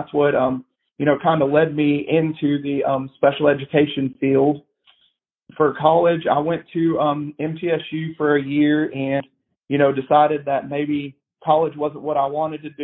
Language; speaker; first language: English; native; English